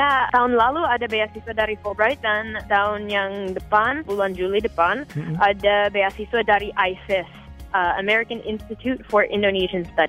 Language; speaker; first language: Indonesian; non-native, fluent; English